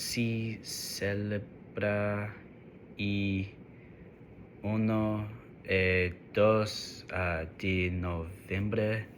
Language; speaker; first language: Spanish; non-native, learner; English